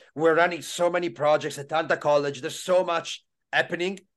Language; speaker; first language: English; non-native, fluent; Italian